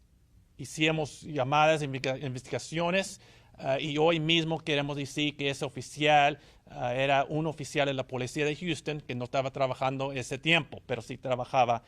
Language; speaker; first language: Spanish; early bilingual, heritage; English